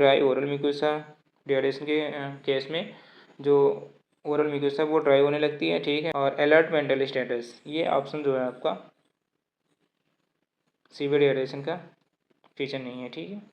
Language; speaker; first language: Hindi; native; Hindi